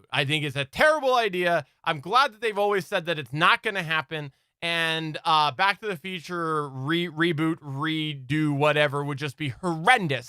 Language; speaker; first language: English; native; English